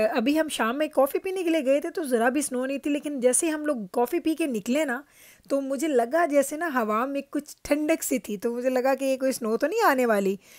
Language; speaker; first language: Urdu; native; Urdu